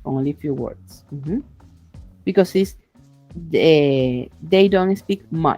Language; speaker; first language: English; non-native, fluent; Spanish